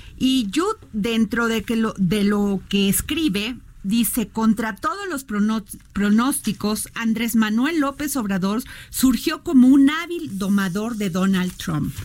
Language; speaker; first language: Spanish; native; Spanish